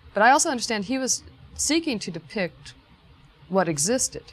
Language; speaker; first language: English; native; English